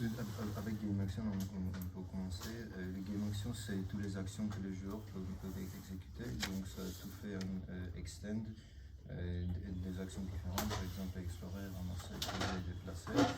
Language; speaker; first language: French; non-native, learner; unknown